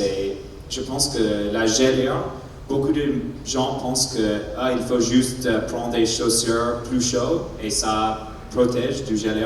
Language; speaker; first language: French; non-native, learner; English